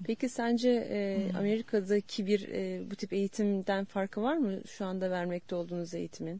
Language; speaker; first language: Turkish; native; Turkish